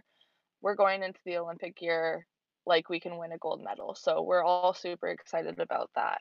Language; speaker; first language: English; native; English